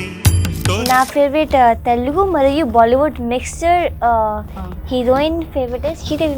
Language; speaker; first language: Telugu; non-native, learner; Hindi